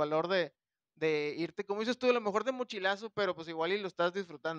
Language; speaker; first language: Spanish; native; Spanish